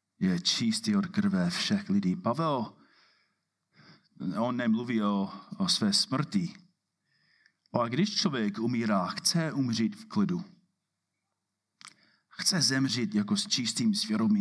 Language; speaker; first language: Czech; non-native, fluent; English